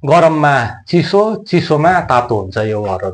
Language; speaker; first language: Nepali; native; Nepali